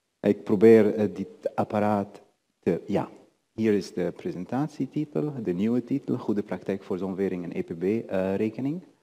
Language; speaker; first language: Dutch; non-native, fluent; Arabic